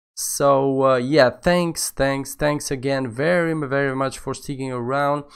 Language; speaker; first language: English; non-native, fluent; Albanian